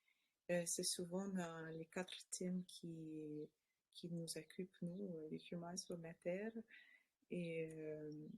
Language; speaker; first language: French; non-native, learner; Russian